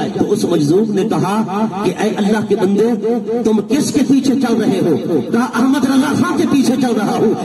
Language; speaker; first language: Urdu; native; Urdu